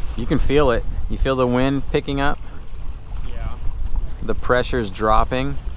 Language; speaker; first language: English; native; English